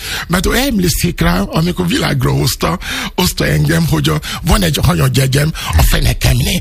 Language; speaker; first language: Hungarian; non-native, learner; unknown